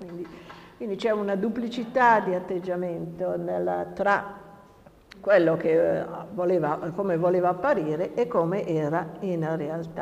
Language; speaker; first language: Italian; native; Italian